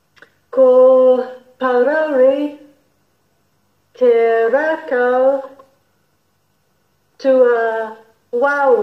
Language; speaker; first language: Māori; non-native, learner; English